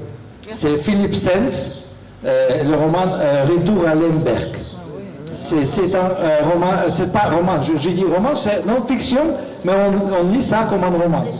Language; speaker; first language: French; non-native, fluent; Russian